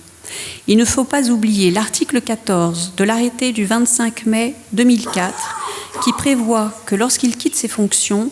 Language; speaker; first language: French; native; French